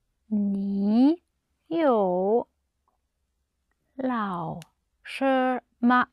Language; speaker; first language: Chinese; non-native, learner; English